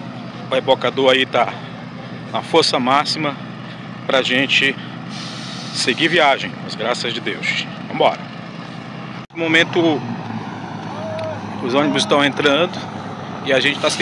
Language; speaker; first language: Portuguese; native; Portuguese